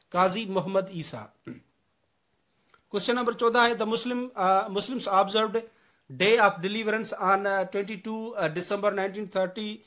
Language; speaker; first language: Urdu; non-native, local second language; Sindhi